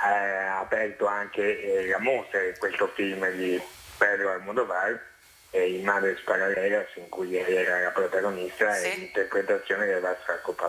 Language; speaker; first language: Italian; native; Italian